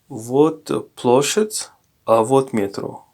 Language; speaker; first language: Russian; non-native, fluent; English